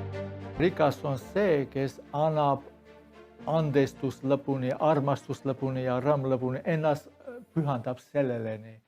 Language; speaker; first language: Estonian; non-native, learner; Armenian